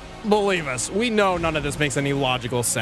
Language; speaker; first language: English; native; English